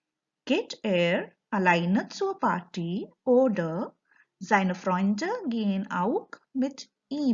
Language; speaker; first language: German; non-native, fluent; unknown